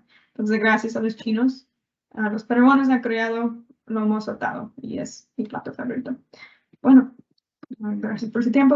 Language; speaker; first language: Spanish; non-native, learner; English